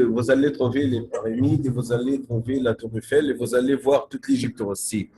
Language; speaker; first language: French; non-native, fluent; Arabic